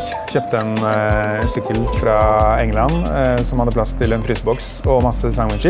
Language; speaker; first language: Norwegian; native; Norwegian